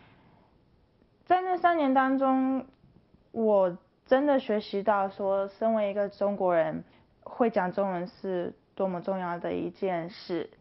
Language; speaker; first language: Chinese; early bilingual, heritage; Chinese